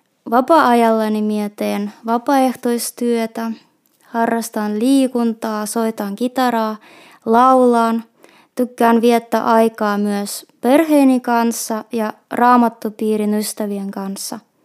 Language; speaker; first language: Finnish; non-native, fluent; Russian